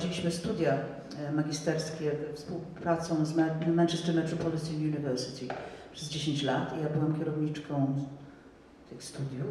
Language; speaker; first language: Polish; non-native, fluent; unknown